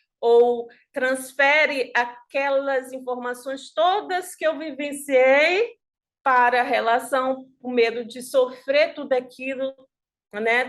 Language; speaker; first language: Portuguese; native; Portuguese